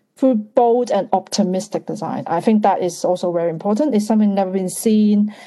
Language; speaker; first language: English; non-native, fluent; Bulgarian